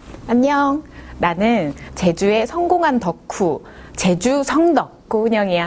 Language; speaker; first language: Korean; native; Korean